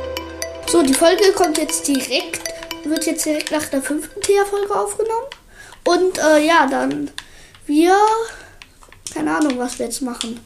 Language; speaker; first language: German; native; German